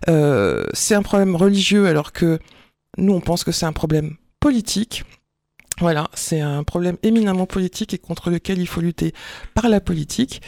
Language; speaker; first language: French; native; French